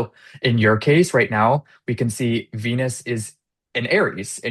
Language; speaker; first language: English; native; English